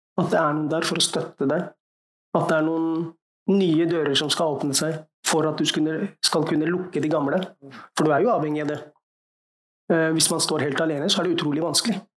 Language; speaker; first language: Norwegian; early bilingual, other home language; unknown